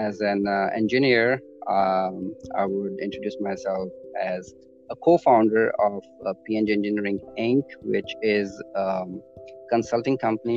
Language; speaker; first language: English; non-native, local second language; Punjabi